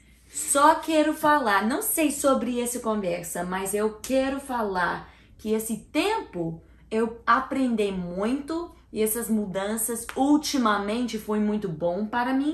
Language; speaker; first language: Portuguese; non-native, learner; English